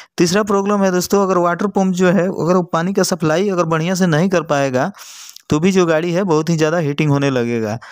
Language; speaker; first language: Hindi; native; Hindi